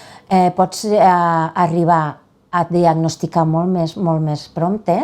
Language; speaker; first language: Catalan; native; Catalan